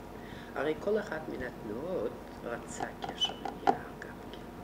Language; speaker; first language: Hebrew; non-native, fluent; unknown